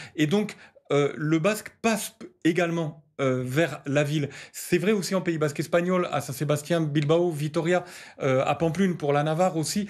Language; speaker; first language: French; native; French